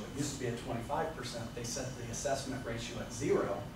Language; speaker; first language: English; native; English